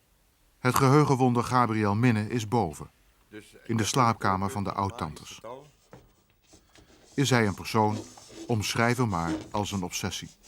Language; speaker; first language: Dutch; native; Dutch